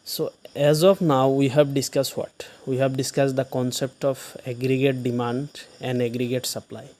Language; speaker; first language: English; non-native, local second language; Assamese